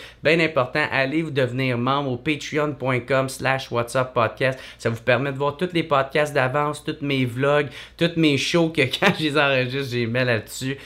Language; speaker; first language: French; native; French